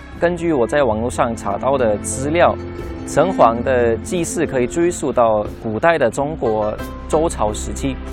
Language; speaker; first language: Chinese; non-native, fluent; German